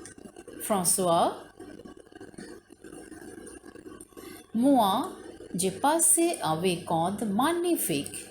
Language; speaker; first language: French; non-native, fluent; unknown